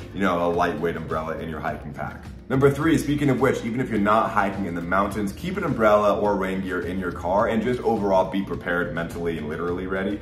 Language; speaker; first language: English; native; English